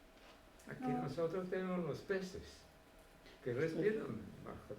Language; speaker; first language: Spanish; non-native, fluent; Portuguese